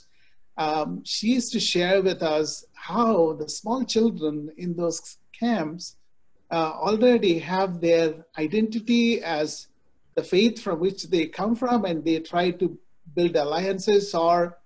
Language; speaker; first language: English; non-native, local second language; Telugu